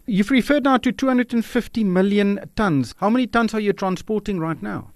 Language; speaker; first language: English; non-native, local second language; Afrikaans